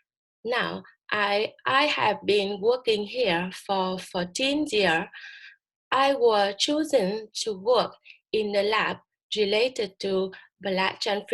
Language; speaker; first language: English; non-native, learner; Vietnamese